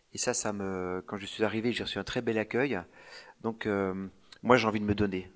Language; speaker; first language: French; native; French